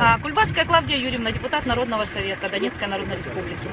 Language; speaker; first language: Russian; native; Russian